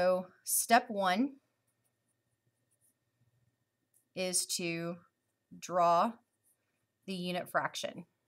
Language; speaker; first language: English; native; English